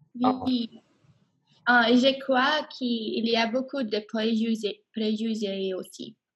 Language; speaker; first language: French; non-native, learner; English